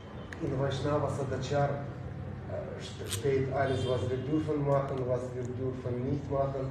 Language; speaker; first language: German; non-native, learner; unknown